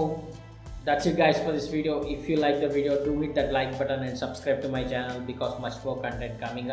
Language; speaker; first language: English; non-native, local second language; Telugu